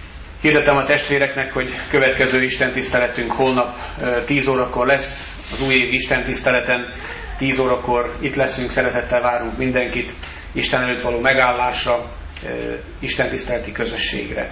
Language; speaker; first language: Hungarian; native; Hungarian